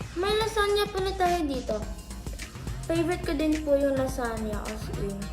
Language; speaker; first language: Filipino; non-native, local second language; Cebuano